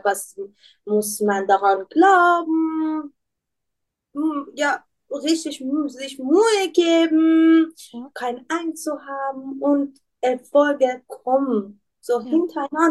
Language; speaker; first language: German; non-native, learner; Persian